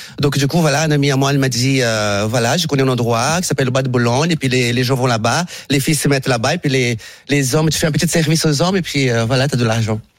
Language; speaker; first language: French; non-native, fluent; Portuguese